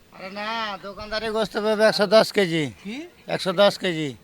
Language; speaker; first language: Bangla; native; Bangla